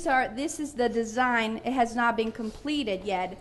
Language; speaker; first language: English; non-native, fluent; Spanish